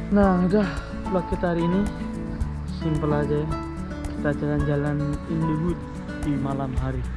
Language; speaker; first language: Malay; non-native, local second language; Javanese